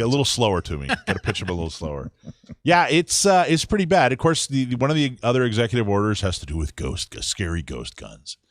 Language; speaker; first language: English; native; English